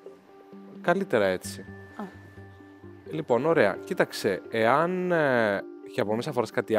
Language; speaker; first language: Greek; native; Greek